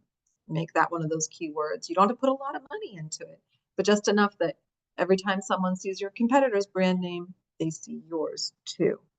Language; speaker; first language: English; native; English